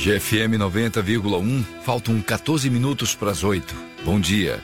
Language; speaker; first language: Portuguese; native; Portuguese